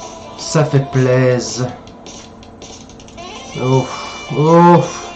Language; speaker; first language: French; native; French